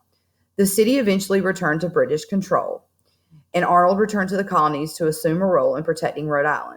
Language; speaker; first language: English; native; English